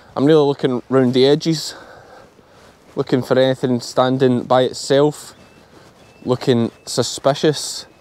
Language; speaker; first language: English; native; English